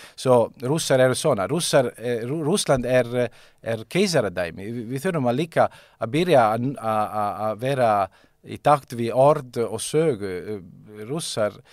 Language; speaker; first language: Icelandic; non-native, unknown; Italian